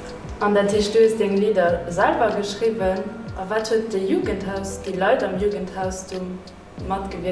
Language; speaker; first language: German; non-native, local second language; Luxembourgish